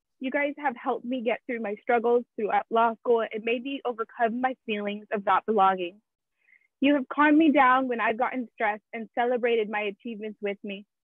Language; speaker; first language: English; early bilingual, other home language; Spanish